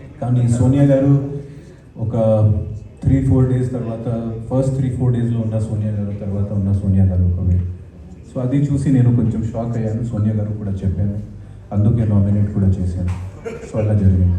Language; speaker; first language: Telugu; non-native, fluent; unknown